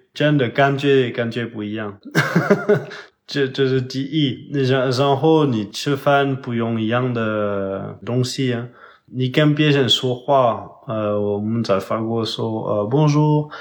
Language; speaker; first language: Chinese; non-native, learner; French